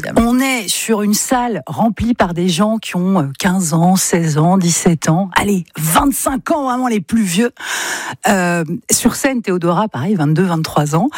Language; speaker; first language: French; native; French